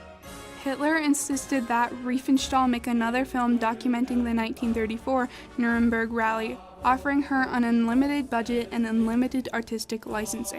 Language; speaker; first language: English; native; English